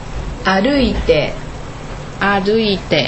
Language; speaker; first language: Japanese; non-native, learner; Chinese